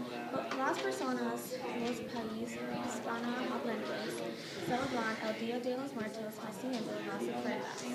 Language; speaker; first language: Spanish; non-native, learner; English